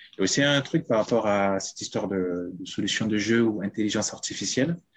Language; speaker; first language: French; non-native, local second language; Sango